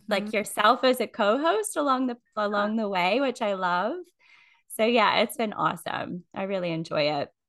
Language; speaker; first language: English; native; English